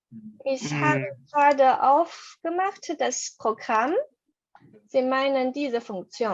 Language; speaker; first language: German; non-native, fluent; Chinese